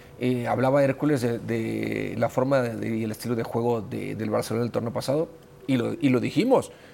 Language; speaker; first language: Spanish; native; Spanish